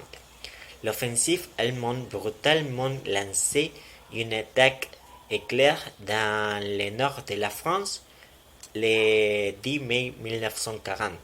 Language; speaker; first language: French; non-native, learner; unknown